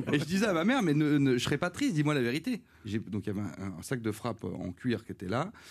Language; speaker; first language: French; native; French